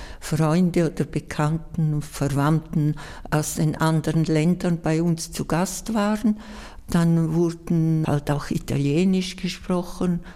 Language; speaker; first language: German; non-native, local second language; Romansh